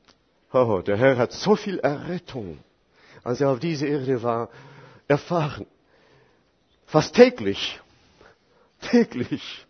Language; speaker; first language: German; non-native, fluent; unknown